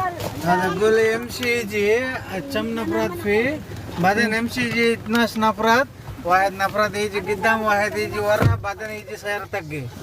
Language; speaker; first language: Arabic; non-native, learner; Hindi